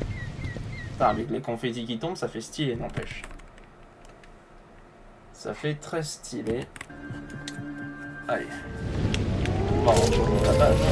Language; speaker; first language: French; native; French